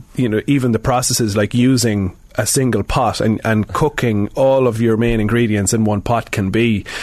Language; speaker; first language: English; native; English